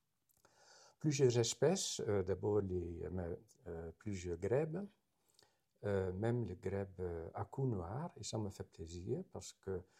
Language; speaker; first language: French; non-native, fluent; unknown